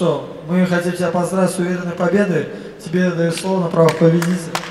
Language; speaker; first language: Russian; native; Russian